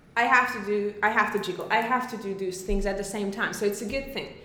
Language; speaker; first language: English; non-native, fluent; Hungarian